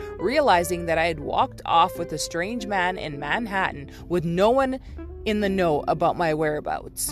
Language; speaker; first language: English; native; English